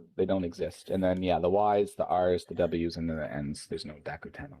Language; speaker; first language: English; native; English